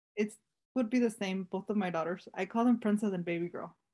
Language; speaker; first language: English; native; English